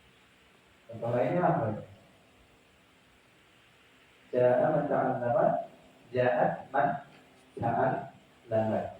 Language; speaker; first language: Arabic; non-native, learner; Indonesian